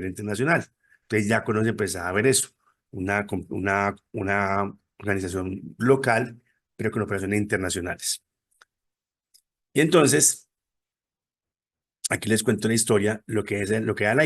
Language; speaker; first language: Spanish; native; Spanish